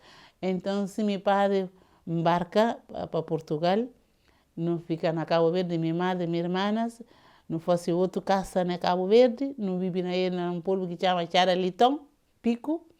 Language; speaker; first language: Portuguese; non-native, learner; Kabuverdianu